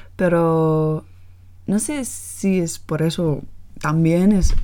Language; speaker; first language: Spanish; non-native, learner; English